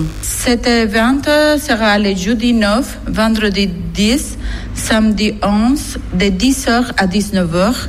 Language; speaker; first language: French; non-native, learner; Spanish